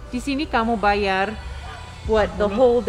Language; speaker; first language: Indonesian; non-native, learner; English